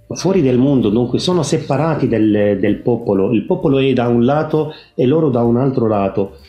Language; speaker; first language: Italian; non-native, fluent; Arabic